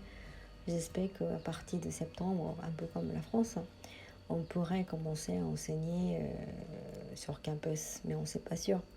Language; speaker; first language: French; non-native, fluent; Japanese